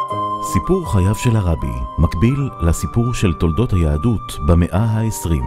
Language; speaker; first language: Hebrew; native; Hebrew